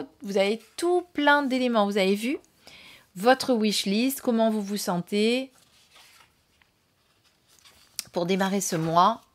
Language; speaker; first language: French; native; French